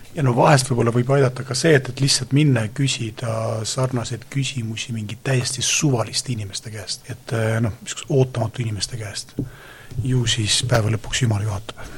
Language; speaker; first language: Estonian; non-native, local second language; Russian